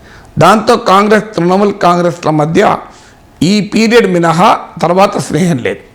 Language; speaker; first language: Telugu; native; Telugu